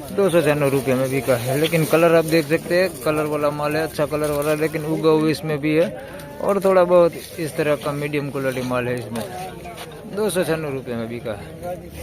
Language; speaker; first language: Hindi; non-native, local second language; Gujarati